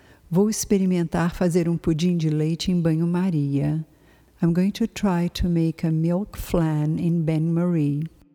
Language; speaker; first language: Portuguese; native; Portuguese